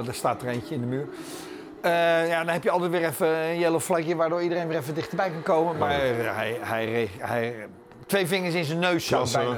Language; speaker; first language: Dutch; native; Dutch